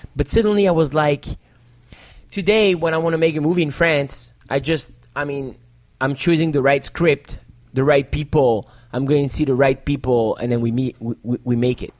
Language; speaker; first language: English; non-native, fluent; French